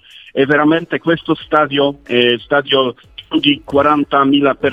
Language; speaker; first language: Italian; non-native, learner; Polish